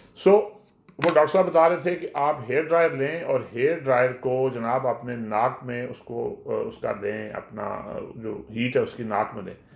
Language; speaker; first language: Urdu; non-native, local second language; Punjabi